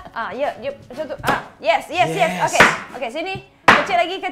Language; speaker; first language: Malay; non-native, local second language; Cantonese